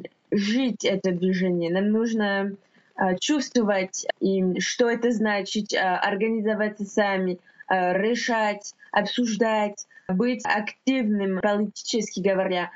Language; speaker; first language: Russian; non-native, fluent; French